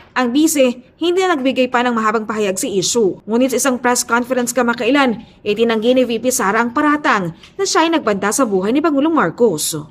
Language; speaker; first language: Filipino; native; Filipino